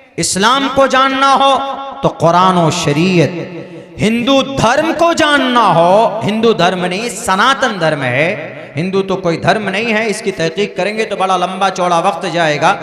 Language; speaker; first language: Hindi; native; Hindi